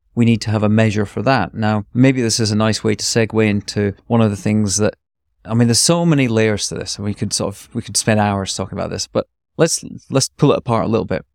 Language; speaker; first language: English; native; English